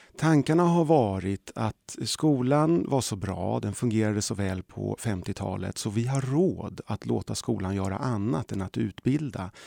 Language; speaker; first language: Swedish; early bilingual, other home language; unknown